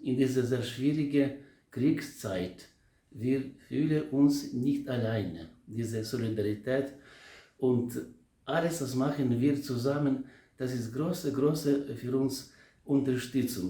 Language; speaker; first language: German; non-native, learner; Ukrainian